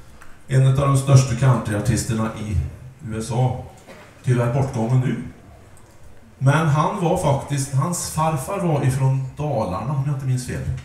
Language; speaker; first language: Swedish; native; Swedish